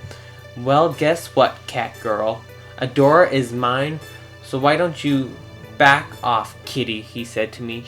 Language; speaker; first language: English; native; English